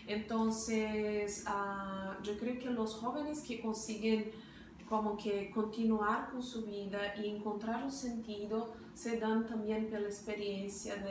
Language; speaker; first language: Spanish; non-native, fluent; Portuguese